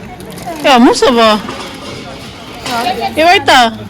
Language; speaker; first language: German; non-native, learner; Cebuano